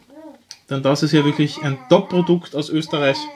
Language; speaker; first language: German; native; German